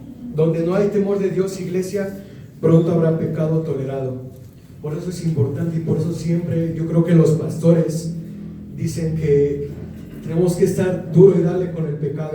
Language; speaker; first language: Spanish; native; Spanish